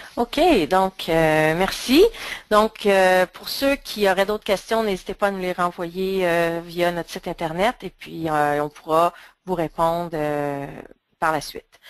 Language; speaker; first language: French; native; French